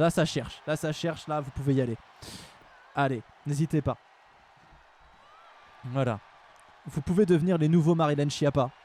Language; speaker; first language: French; native; French